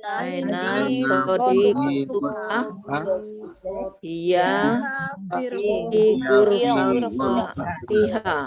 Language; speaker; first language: Arabic; non-native, learner; Indonesian